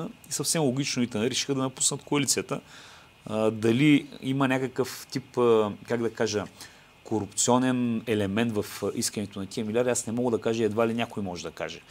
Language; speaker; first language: Bulgarian; native; Bulgarian